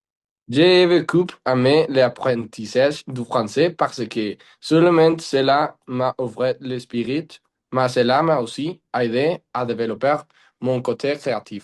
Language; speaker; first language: French; non-native, learner; Spanish